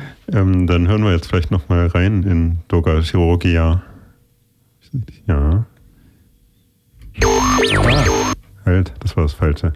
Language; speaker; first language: German; native; German